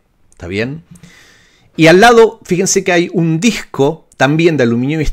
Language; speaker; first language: Spanish; native; Spanish